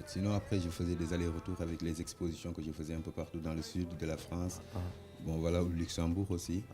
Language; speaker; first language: French; non-native, local second language; Wolof